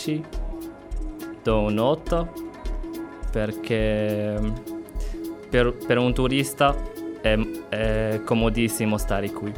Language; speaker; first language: Italian; non-native, fluent; Arabic